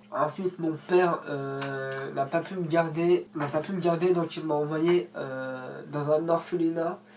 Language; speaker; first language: French; early bilingual, other home language; Russian